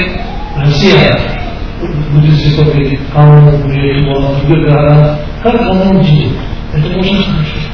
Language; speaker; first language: Russian; non-native, learner; Tibetan